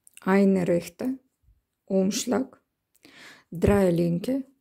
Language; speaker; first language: German; non-native, learner; Russian